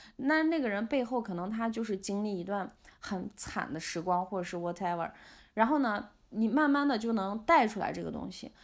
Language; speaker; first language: Chinese; non-native, local second language; Uyghur